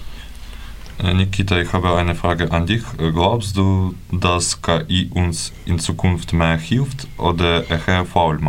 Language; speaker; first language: German; non-native, learner; Ukrainian